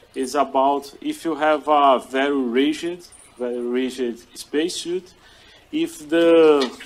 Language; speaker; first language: English; non-native, fluent; Portuguese